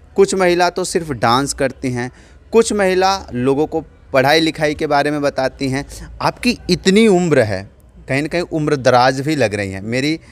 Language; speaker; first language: Hindi; native; Hindi